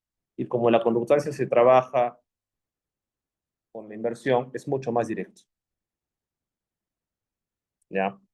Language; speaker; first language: Spanish; native; Spanish